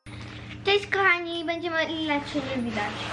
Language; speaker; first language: Polish; early bilingual, heritage; Polish